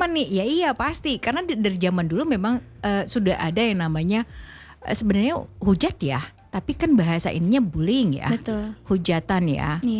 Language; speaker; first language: Indonesian; non-native, local second language; Achinese